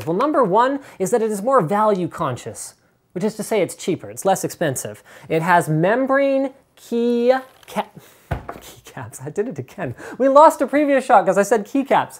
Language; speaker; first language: English; native; English